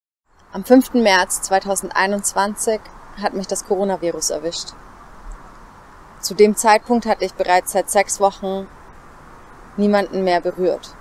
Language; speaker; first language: German; native; German